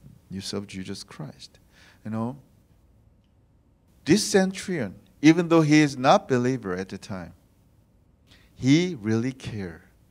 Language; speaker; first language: English; non-native, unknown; Korean